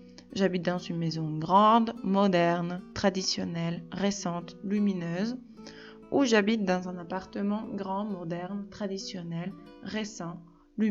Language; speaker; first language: French; non-native, fluent; Spanish